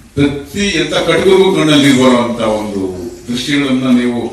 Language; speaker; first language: Kannada; native; Kannada